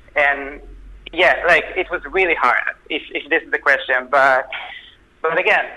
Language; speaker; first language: English; non-native, fluent; Hebrew